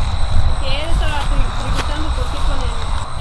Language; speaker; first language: Spanish; non-native, learner; French